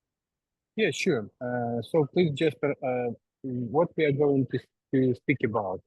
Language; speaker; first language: English; non-native, learner; Ukrainian